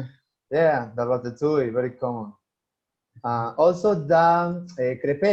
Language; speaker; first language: English; non-native, fluent; Spanish